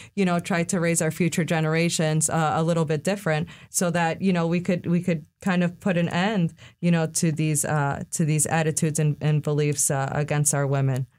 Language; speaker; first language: English; early bilingual, other home language; Spanish